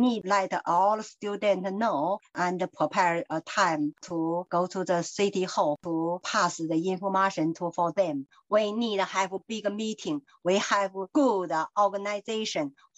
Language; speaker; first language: English; non-native, learner; Chinese